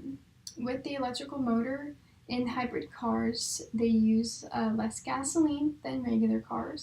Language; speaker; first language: English; native; English